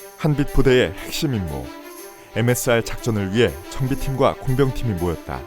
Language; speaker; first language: Korean; native; Korean